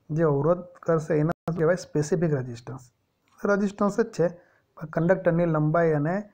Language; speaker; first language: Hindi; non-native, local second language; Gujarati